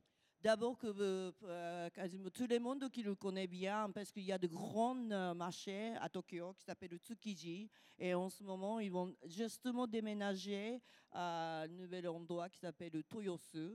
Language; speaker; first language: French; non-native, learner; Japanese